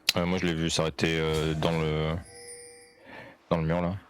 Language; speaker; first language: French; native; French